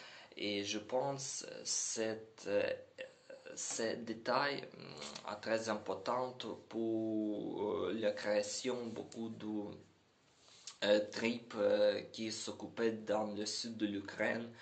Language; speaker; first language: French; non-native, learner; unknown